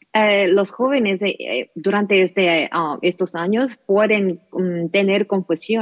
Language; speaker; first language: Spanish; non-native, learner; Korean